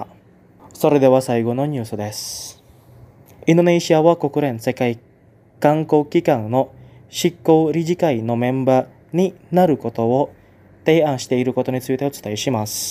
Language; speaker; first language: Japanese; non-native, fluent; Indonesian